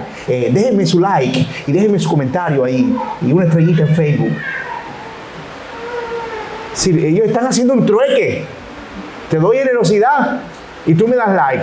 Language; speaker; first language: Spanish; native; Spanish